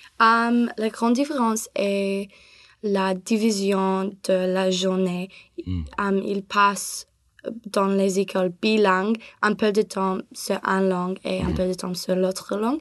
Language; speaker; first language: French; non-native, learner; English